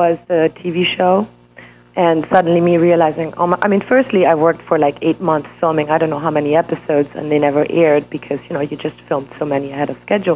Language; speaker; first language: English; non-native, fluent; German